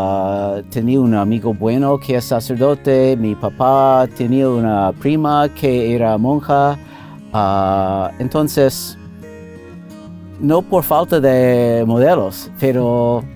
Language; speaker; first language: Spanish; non-native, fluent; English